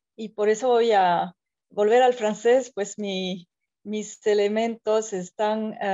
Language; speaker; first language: Spanish; non-native, fluent; French